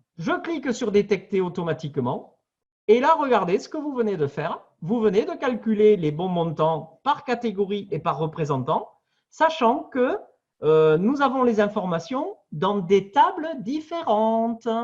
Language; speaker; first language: French; native; French